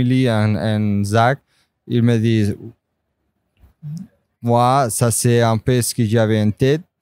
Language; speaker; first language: French; non-native, fluent; Spanish